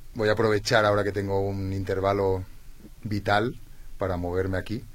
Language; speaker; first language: Spanish; native; Spanish